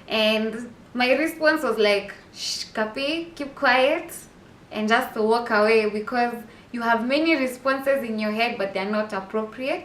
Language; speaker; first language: English; non-native, local second language; Swahili